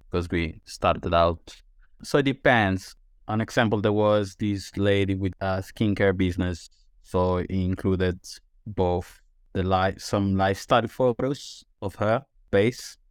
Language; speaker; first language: English; non-native, fluent; Italian